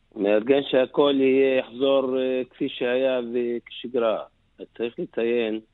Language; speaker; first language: Hebrew; non-native, local second language; Arabic